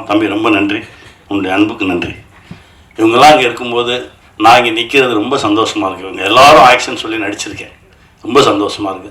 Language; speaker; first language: Tamil; native; Tamil